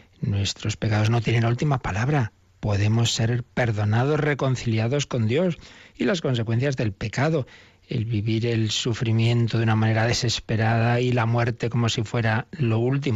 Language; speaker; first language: Spanish; native; Spanish